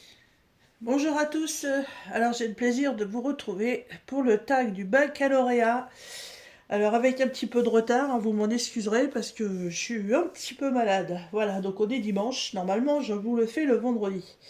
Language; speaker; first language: French; native; French